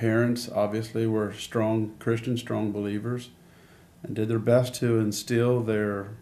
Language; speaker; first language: English; native; English